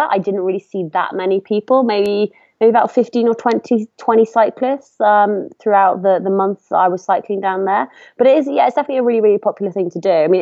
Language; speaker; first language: English; native; English